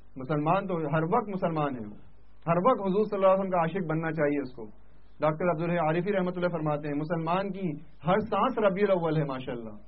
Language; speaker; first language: Urdu; non-native, local second language; Sindhi